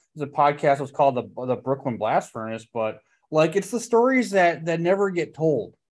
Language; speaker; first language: English; native; English